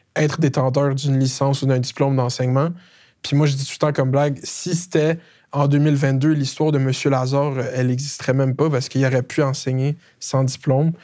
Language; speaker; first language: French; native; French